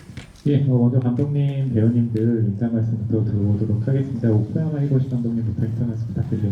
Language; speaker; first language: Korean; native; Korean